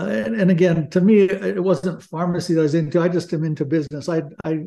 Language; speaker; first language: English; native; English